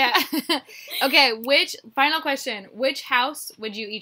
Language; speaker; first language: English; native; English